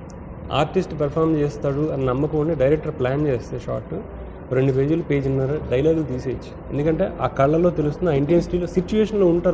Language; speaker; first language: Telugu; native; Telugu